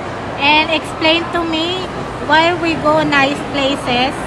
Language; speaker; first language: English; non-native, local second language; Filipino